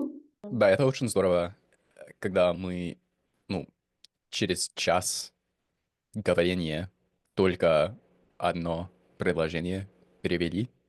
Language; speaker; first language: Russian; non-native, fluent; English